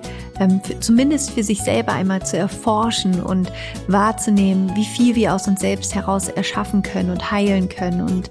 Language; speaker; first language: German; native; German